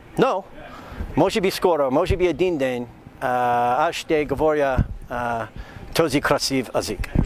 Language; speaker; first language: Bulgarian; non-native, learner; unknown